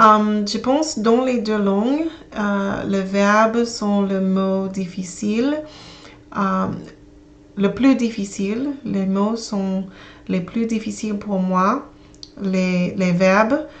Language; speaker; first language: French; non-native, learner; English